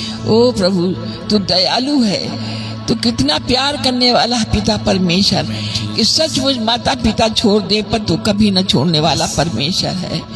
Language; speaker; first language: Hindi; native; Hindi